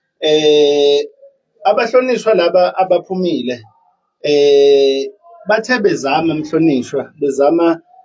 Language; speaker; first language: Zulu; native; Zulu